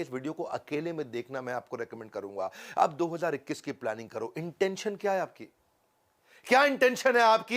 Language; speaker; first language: Hindi; native; Hindi